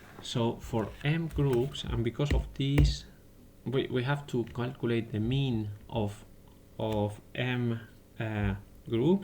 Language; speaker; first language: English; non-native, fluent; Spanish